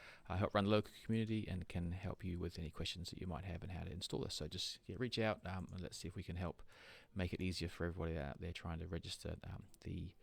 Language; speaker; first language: English; native; English